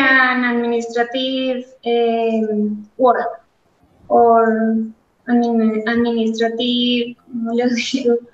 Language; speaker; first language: English; non-native, learner; Spanish